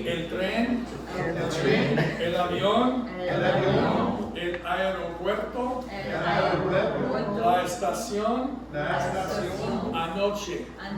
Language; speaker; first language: Spanish; non-native, fluent; English